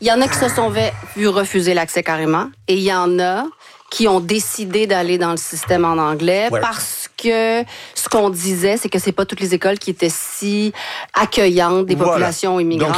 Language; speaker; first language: French; native; French